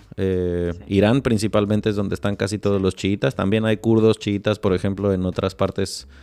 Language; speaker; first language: Spanish; native; Spanish